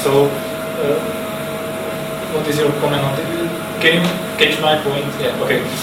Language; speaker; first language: English; non-native, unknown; Slovak